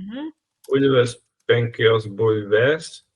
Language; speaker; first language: Lithuanian; non-native, learner; Latvian